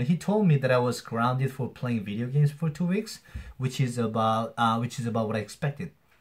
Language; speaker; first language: English; non-native, fluent; Korean